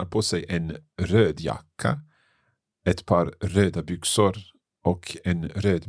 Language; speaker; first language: Swedish; non-native, learner; English